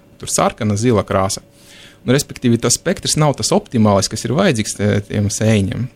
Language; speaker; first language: Latvian; non-native, local second language; Russian